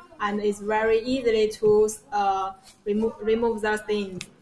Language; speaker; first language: English; non-native, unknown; Chinese